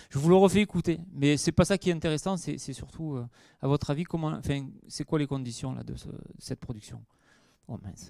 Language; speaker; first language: French; native; French